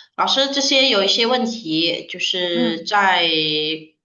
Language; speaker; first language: Chinese; non-native, fluent; Indonesian